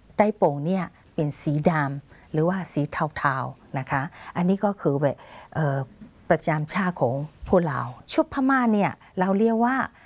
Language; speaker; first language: Thai; non-native, fluent; Burmese